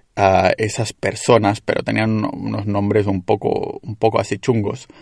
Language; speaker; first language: Spanish; native; Spanish